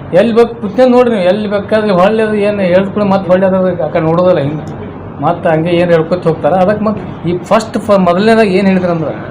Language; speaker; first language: Kannada; native; Kannada